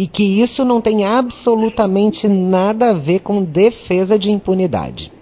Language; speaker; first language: Portuguese; native; Portuguese